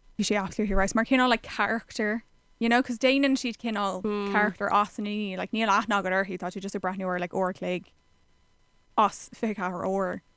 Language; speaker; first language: Irish; non-native, local second language; English